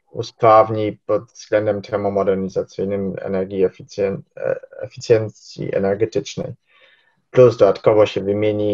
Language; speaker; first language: Polish; early bilingual, heritage; Polish